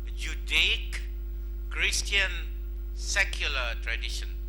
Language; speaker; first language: English; non-native, local second language; Malay